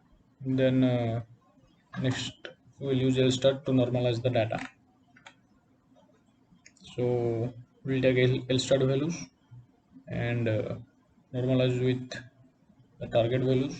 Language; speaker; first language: English; non-native, local second language; Odia